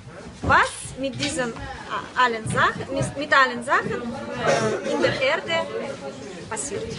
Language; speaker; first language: German; non-native, fluent; Russian